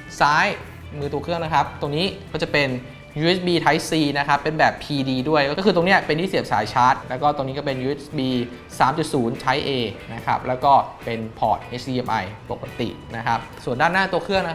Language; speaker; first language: Thai; native; Thai